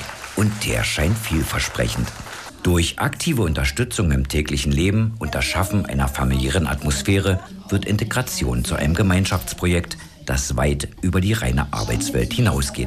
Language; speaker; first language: German; native; German